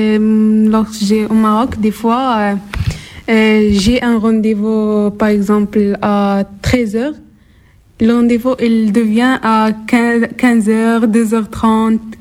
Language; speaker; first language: French; non-native, local second language; Arabic